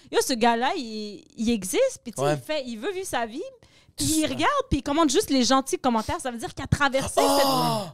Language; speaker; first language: French; native; French